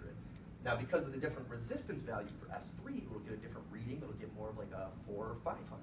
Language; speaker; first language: English; native; English